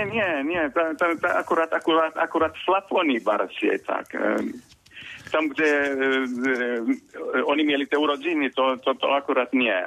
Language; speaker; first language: Polish; non-native, fluent; Finnish